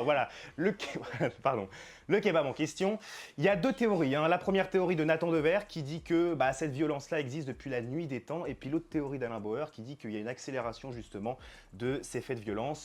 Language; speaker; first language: French; native; French